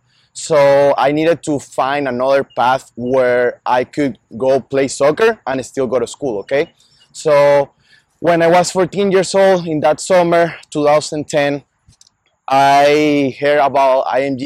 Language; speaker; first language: English; non-native, fluent; Spanish